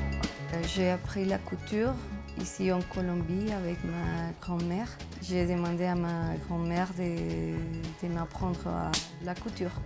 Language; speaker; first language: French; non-native, fluent; Spanish